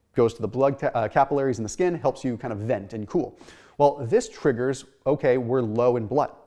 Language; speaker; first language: English; native; English